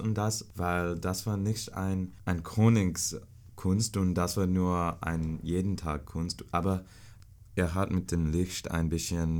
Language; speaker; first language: German; non-native, learner; English